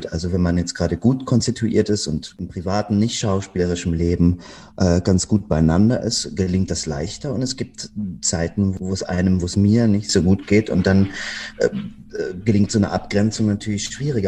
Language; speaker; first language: German; native; German